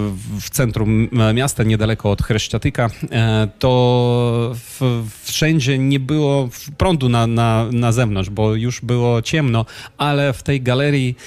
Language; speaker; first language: Polish; non-native, fluent; Ukrainian